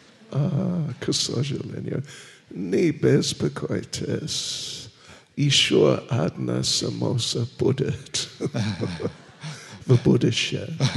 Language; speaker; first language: Russian; non-native, learner; English